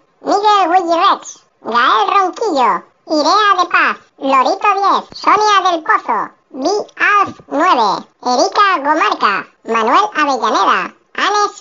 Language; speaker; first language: Spanish; native; Spanish